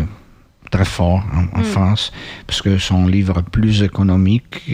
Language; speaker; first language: French; non-native, fluent; Italian